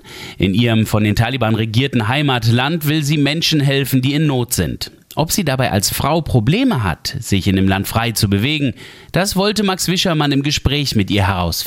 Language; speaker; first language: German; native; German